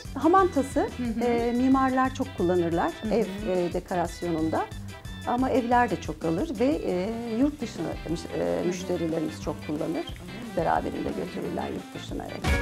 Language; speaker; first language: Turkish; native; Turkish